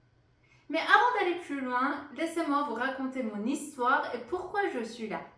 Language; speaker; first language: French; non-native, fluent; Persian